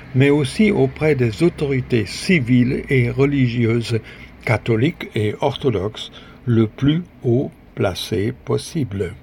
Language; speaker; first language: French; native; French